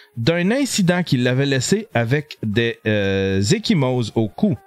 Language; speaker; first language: French; native; French